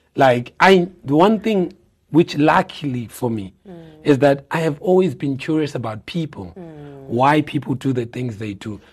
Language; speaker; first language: English; non-native, local second language; Xhosa